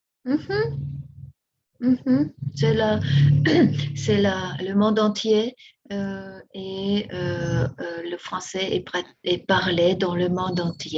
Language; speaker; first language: French; non-native, fluent; Spanish